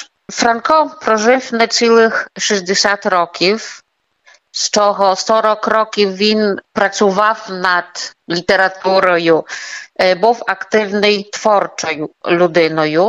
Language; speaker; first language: Ukrainian; early bilingual, heritage; Ukrainian